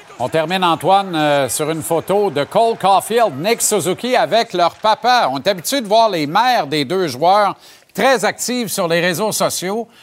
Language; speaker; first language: French; native; French